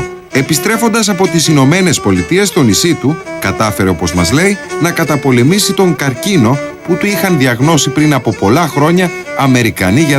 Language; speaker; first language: Greek; native; Greek